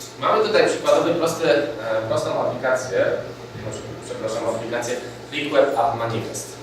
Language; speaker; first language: Polish; native; Polish